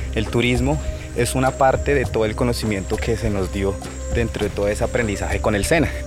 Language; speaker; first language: Spanish; native; Spanish